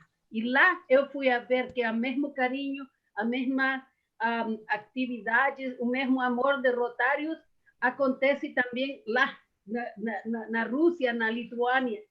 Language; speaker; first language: Portuguese; non-native, fluent; Spanish